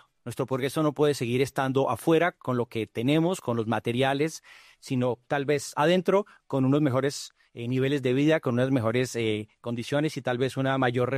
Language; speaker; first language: Spanish; native; Spanish